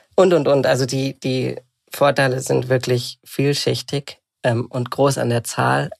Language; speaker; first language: German; native; German